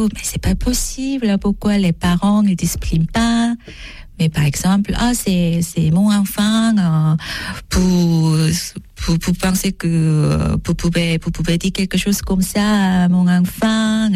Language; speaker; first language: French; non-native, learner; Korean